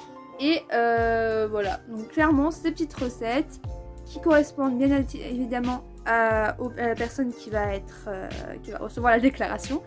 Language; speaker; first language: French; native; French